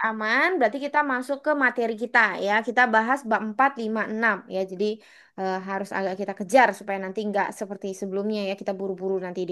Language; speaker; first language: Indonesian; native; Indonesian